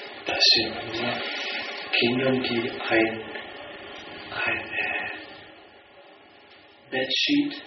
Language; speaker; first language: German; non-native, fluent; Danish